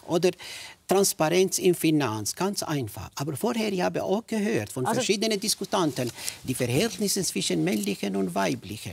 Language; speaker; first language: German; non-native, fluent; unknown